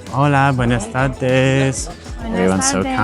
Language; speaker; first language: Spanish; non-native, learner; English